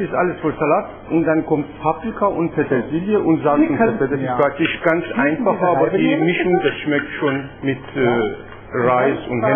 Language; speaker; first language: German; non-native, fluent; Persian